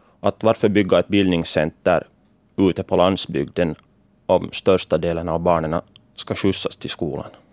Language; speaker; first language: Swedish; native; Swedish